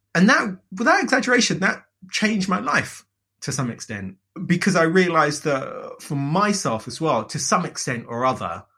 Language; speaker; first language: English; native; English